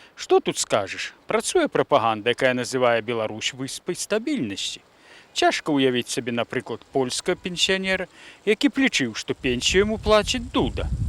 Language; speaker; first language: Belarusian; native; Belarusian